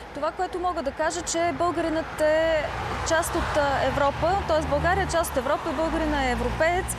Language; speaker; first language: Bulgarian; native; Bulgarian